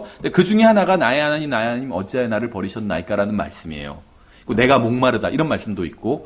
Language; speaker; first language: Korean; native; Korean